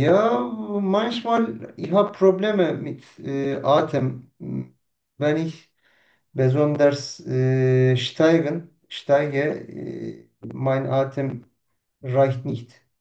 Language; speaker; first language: German; non-native, learner; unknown